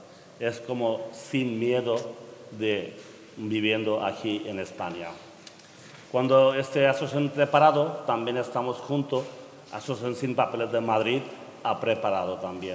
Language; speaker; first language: Spanish; non-native, learner; Bangla